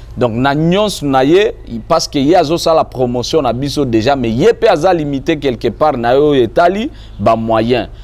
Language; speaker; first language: Lingala; non-native, local second language; Swahili